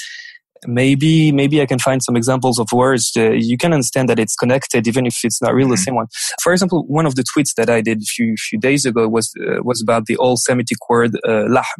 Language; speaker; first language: English; non-native, fluent; French